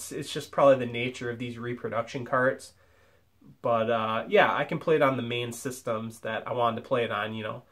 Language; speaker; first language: English; native; English